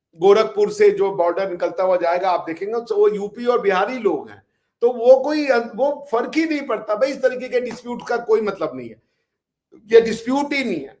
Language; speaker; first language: Hindi; native; Hindi